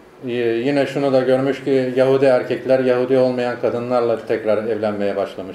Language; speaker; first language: Turkish; native; Turkish